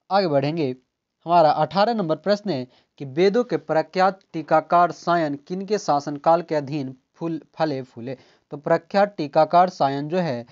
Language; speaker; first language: Hindi; native; Hindi